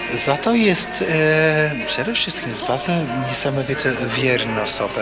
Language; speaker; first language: Polish; non-native, fluent; English